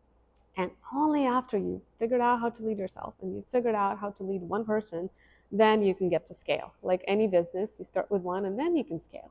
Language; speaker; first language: English; non-native, fluent; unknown